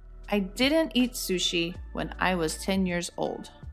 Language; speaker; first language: English; native; English